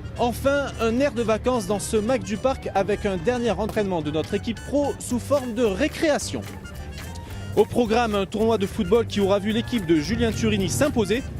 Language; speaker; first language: French; native; French